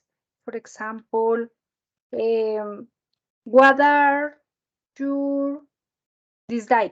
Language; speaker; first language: English; non-native, learner; Spanish